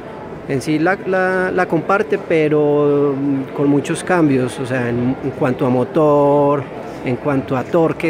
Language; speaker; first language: Spanish; native; Spanish